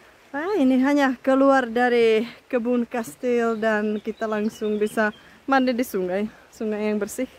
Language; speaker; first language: Indonesian; non-native, fluent; Czech